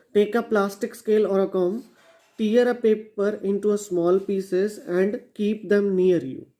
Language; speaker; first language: English; non-native, local second language; Punjabi